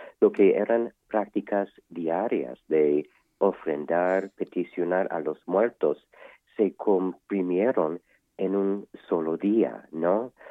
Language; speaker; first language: Spanish; non-native, fluent; English